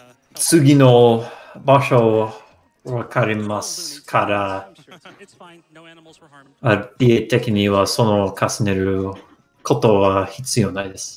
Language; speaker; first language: Japanese; non-native, learner; English